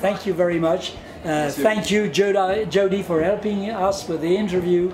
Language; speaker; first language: English; non-native, fluent; French